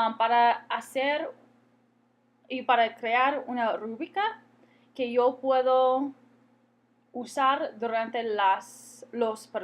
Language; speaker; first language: Spanish; non-native, fluent; English